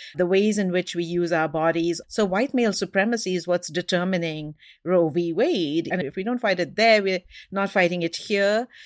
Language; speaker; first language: English; non-native, local second language; Hindi